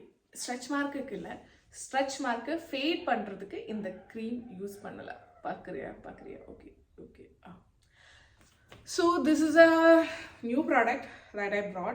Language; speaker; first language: Tamil; non-native, local second language; Malayalam